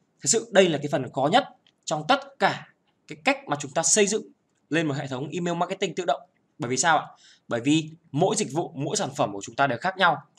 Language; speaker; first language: Vietnamese; native; Vietnamese